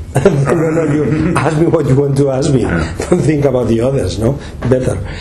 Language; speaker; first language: English; non-native, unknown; Spanish